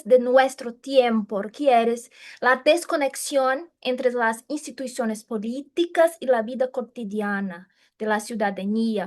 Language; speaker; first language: Spanish; non-native, fluent; Portuguese